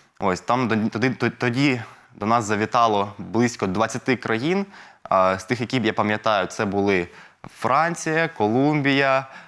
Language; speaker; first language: Ukrainian; non-native, local second language; Russian